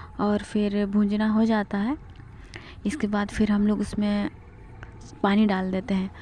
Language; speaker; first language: Hindi; non-native, local second language; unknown